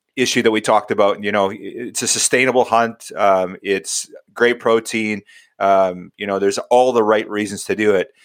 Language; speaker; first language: English; native; English